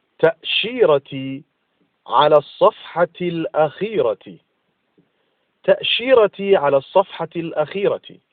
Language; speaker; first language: Arabic; non-native, fluent; English